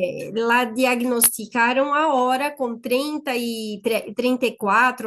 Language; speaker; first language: Spanish; non-native, fluent; Portuguese